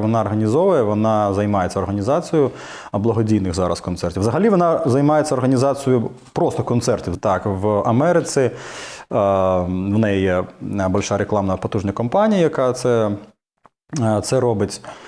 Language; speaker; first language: Ukrainian; non-native, fluent; Russian